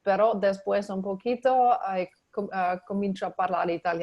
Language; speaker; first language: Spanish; non-native, learner; English